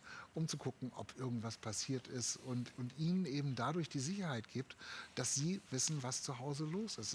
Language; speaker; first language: German; native; German